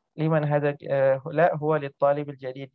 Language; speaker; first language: Arabic; non-native, fluent; Indonesian